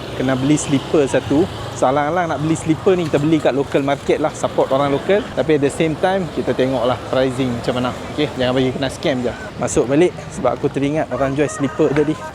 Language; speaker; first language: Malay; native; Malay